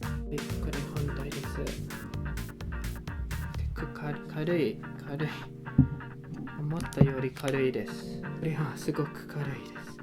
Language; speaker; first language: Japanese; non-native, learner; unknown